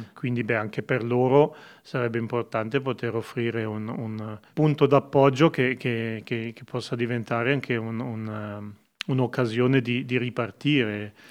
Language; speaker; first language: Italian; native; Italian